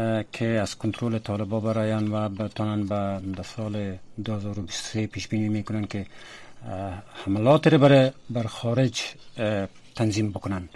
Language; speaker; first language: Persian; native; Persian